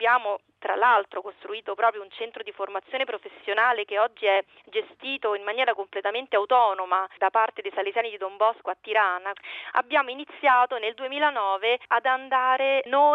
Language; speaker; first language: Italian; native; Italian